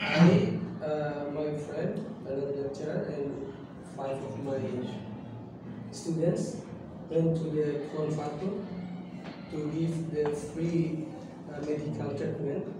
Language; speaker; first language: English; non-native, learner; Indonesian